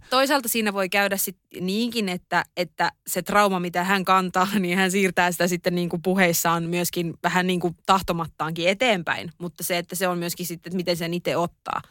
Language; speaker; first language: Finnish; native; Finnish